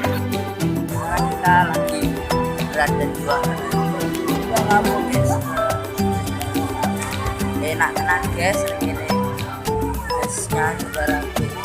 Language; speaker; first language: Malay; non-native, local second language; Javanese